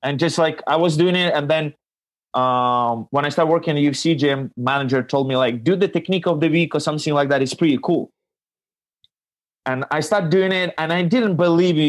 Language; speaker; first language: English; non-native, fluent; Ukrainian